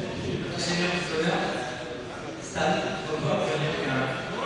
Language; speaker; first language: French; native; French